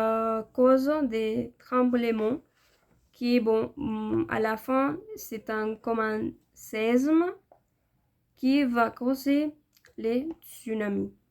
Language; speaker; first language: French; non-native, learner; Spanish